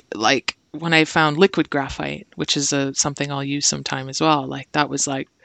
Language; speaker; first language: English; native; English